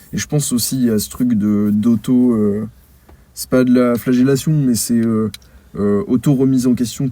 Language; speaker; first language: French; native; French